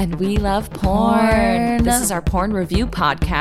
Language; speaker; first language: English; native; English